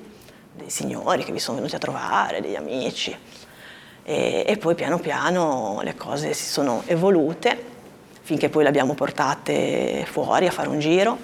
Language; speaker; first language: Italian; native; Italian